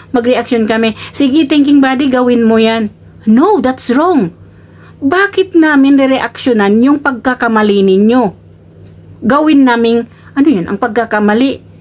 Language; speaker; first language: Filipino; non-native, local second language; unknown